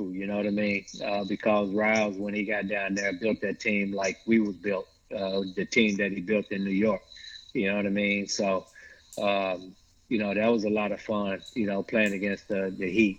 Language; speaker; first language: English; native; English